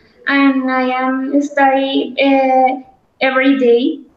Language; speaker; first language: English; non-native, learner; Spanish